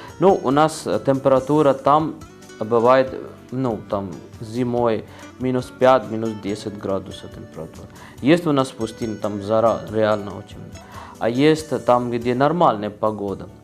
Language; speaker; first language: Russian; non-native, learner; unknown